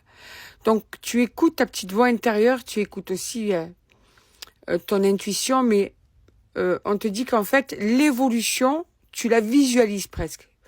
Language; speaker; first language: French; native; French